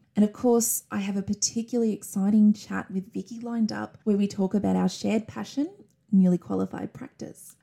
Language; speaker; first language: English; native; English